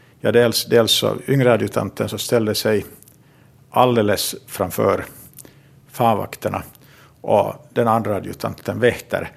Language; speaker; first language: Swedish; native; Swedish